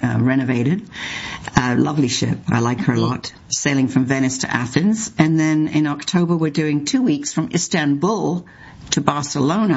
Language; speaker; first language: English; native; English